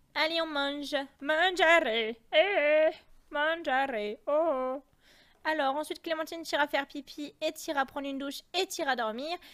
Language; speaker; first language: French; native; French